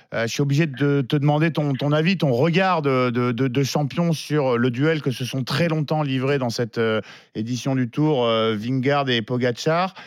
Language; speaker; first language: French; native; French